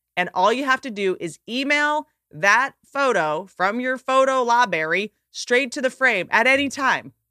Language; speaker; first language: English; native; English